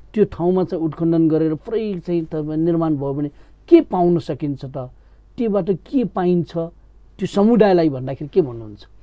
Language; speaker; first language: Nepali; non-native, local second language; Newari